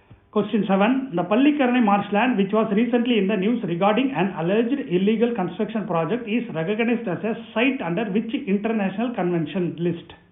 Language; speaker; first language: English; non-native, local second language; Tamil